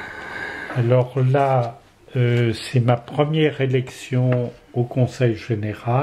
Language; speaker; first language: French; native; French